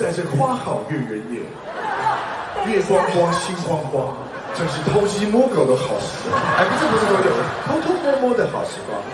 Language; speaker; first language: Chinese; native; Chinese